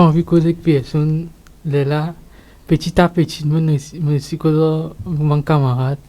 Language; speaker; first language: French; non-native, local second language; Morisyen